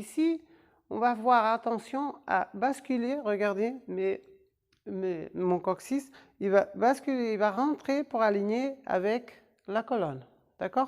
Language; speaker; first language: French; non-native, fluent; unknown